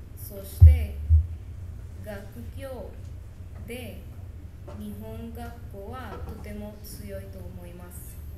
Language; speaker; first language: Japanese; non-native, learner; Spanish